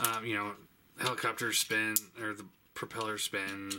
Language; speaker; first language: English; native; English